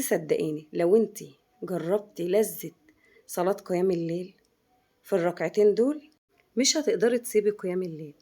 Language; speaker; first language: Arabic; native; Arabic